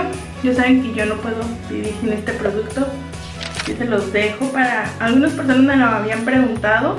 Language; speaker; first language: Spanish; native; Spanish